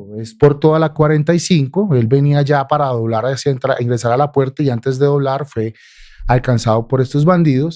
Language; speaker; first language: Spanish; native; Spanish